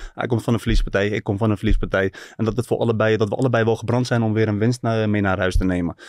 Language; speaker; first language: Dutch; early bilingual, other home language; Turkish